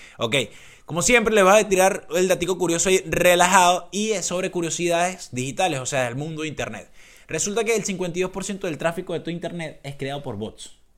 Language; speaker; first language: Spanish; native; Spanish